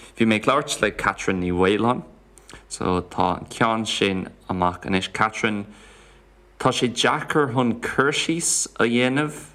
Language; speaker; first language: Irish; non-native, local second language; English